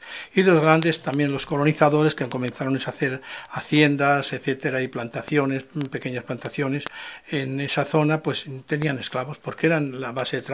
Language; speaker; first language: Spanish; native; Spanish